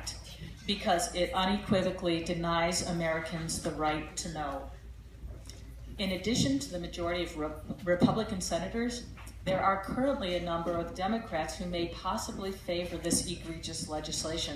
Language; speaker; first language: English; native; English